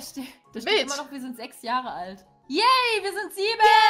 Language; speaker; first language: German; native; German